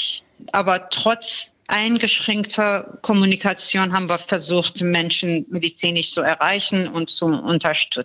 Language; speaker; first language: German; non-native, fluent; Persian